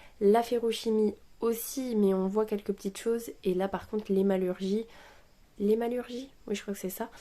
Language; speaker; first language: French; native; French